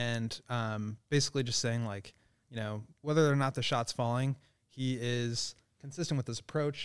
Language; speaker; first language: English; native; English